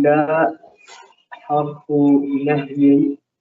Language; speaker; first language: Arabic; non-native, learner; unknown